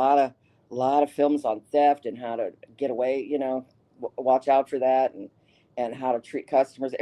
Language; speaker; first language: English; native; English